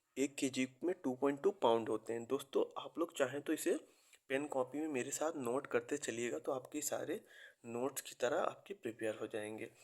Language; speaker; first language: Hindi; native; Hindi